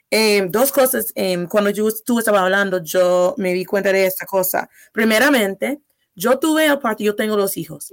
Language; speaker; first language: Spanish; non-native, fluent; English